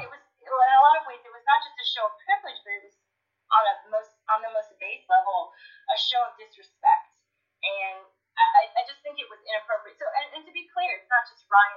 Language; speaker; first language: English; native; English